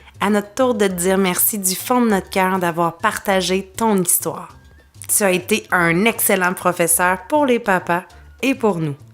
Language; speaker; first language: French; native; French